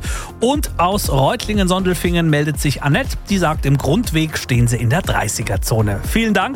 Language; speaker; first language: German; native; German